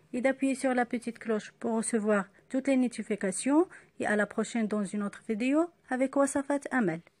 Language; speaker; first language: French; non-native, local second language; Arabic